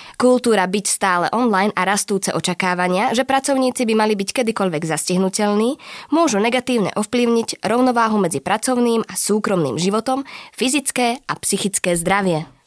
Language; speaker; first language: Slovak; native; Slovak